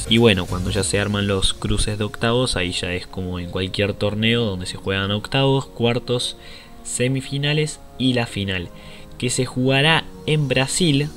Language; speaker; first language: Spanish; native; Spanish